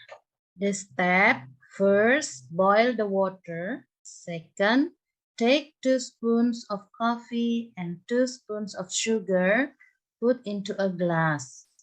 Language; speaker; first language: English; non-native, learner; Indonesian